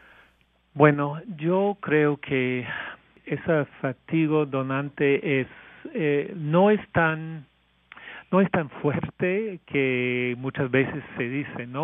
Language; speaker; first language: Spanish; non-native, fluent; English